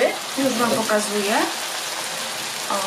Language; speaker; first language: Polish; native; Polish